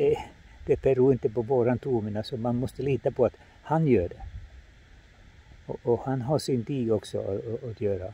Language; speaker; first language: Swedish; non-native, fluent; Finnish